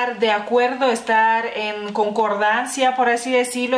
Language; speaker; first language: Spanish; non-native, fluent; Lithuanian